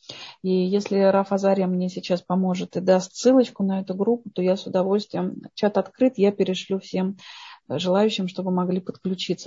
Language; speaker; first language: Russian; native; Russian